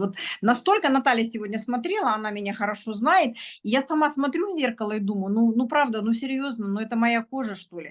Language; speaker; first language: Russian; native; Russian